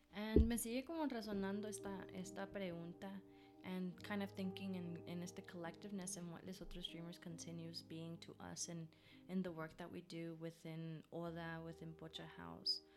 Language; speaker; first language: English; early bilingual, other home language; Spanish